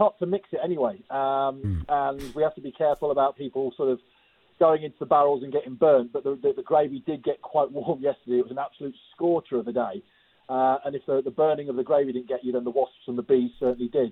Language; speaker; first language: English; native; English